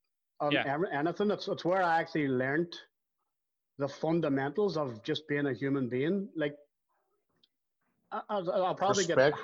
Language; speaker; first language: English; native; English